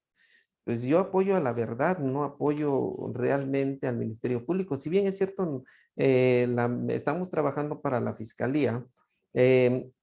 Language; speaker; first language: Spanish; native; Spanish